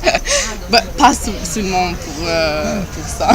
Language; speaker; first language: French; non-native, learner; Italian